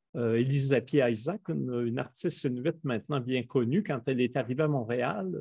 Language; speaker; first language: French; native; French